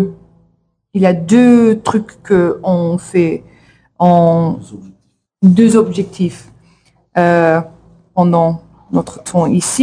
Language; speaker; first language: French; non-native, learner; English